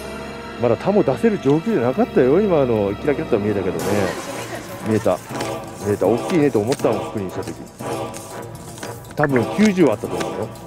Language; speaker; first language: Japanese; native; Japanese